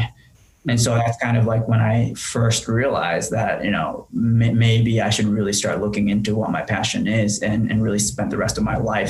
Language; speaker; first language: English; non-native, fluent; Japanese